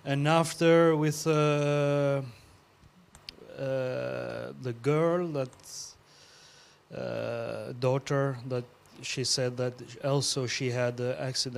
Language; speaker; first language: English; non-native, learner; Albanian